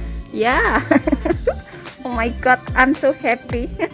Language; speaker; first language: English; non-native, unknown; Indonesian